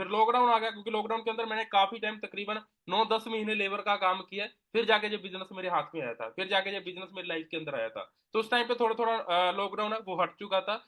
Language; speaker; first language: Hindi; non-native, local second language; Punjabi